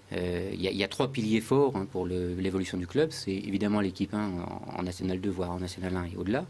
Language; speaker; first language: French; native; French